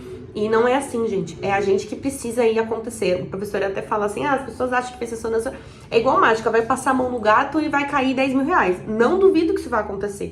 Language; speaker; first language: Portuguese; native; Portuguese